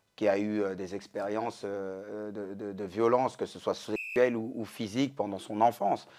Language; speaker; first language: French; native; French